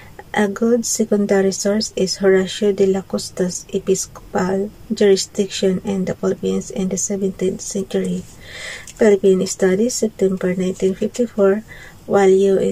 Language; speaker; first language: English; non-native, local second language; Filipino